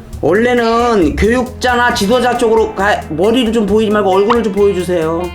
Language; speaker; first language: Korean; native; Korean